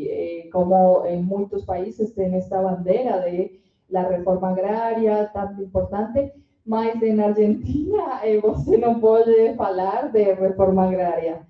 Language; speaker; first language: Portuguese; non-native, learner; Spanish